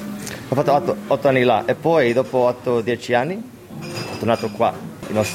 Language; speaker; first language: Italian; early bilingual, heritage; English